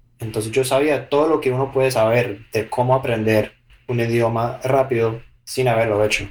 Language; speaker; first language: Spanish; non-native, fluent; English